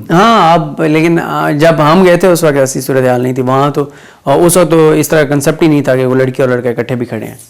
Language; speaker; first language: Urdu; non-native, local second language; Saraiki